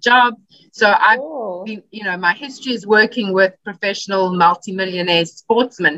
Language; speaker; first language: English; native; English